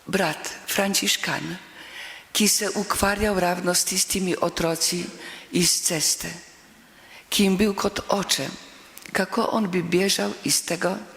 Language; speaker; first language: Slovenian; non-native, fluent; Polish